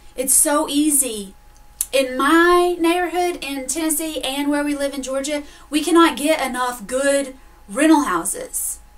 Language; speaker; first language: English; native; English